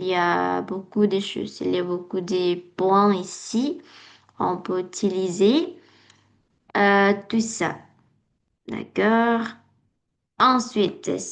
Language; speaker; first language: French; non-native, learner; Indonesian